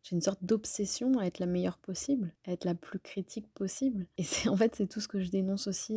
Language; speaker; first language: French; native; French